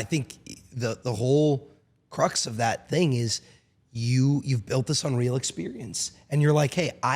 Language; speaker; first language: English; native; English